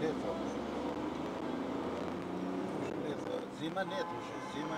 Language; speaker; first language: Russian; non-native, local second language; Uzbek